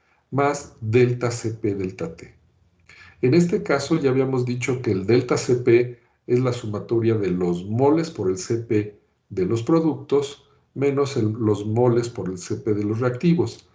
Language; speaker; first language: Spanish; native; Spanish